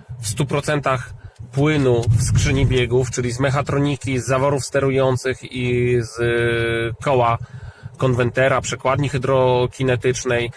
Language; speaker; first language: Polish; native; Polish